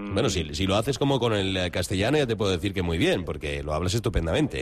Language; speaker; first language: Spanish; native; Spanish